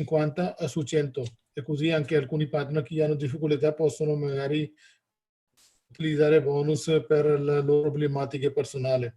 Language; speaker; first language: Italian; non-native, learner; Hindi